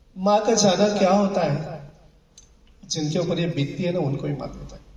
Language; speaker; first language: Hindi; non-native, local second language; Marathi